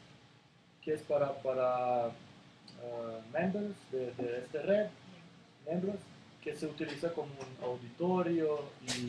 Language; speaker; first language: Spanish; non-native, learner; Serbian